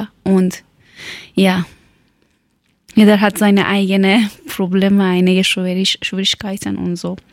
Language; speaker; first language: German; non-native, local second language; Persian